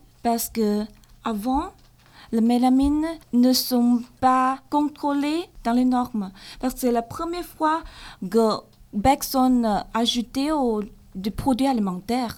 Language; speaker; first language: French; non-native, learner; Chinese